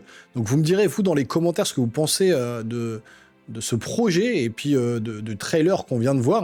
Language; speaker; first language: French; native; French